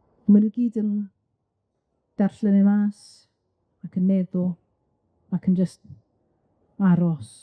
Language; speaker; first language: Welsh; non-native, local second language; English